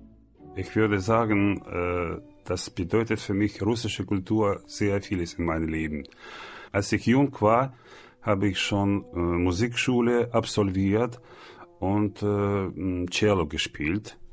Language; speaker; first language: German; non-native, learner; Russian